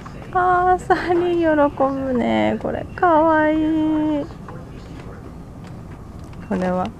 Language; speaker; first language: Japanese; native; Japanese